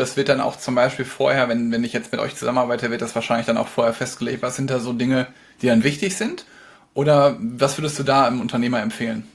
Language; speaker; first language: German; native; German